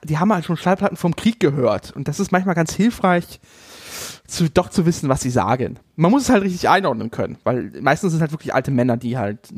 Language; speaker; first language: German; native; German